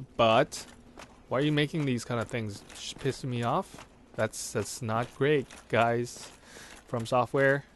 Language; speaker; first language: English; non-native, local second language; Cantonese